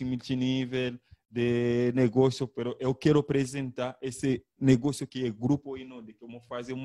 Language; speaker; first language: Portuguese; non-native, learner; Haitian Creole